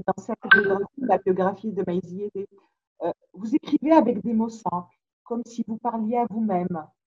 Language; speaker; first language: French; non-native, local second language; Arabic